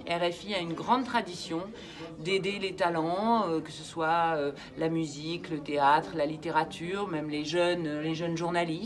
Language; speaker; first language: French; native; French